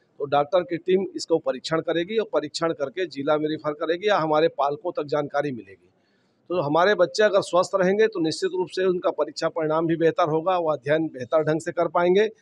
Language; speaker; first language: Hindi; native; Hindi